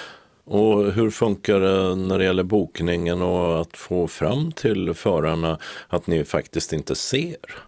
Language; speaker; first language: Swedish; native; Swedish